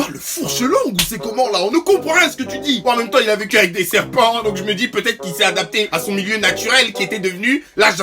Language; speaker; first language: French; native; French